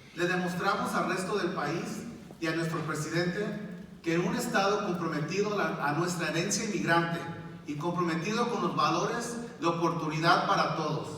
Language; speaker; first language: Spanish; early bilingual, heritage; Spanish